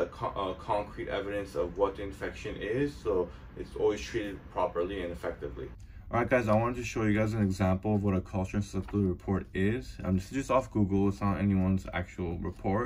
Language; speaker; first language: English; native; English